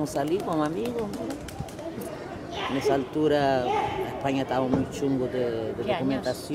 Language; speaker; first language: Spanish; non-native, fluent; Kabuverdianu